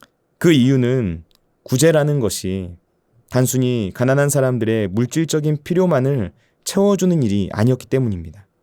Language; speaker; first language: Korean; native; Korean